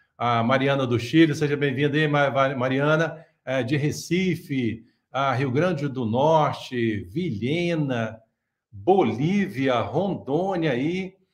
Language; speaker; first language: Portuguese; native; Portuguese